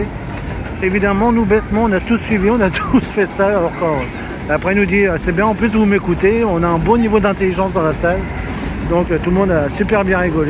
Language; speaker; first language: French; native; French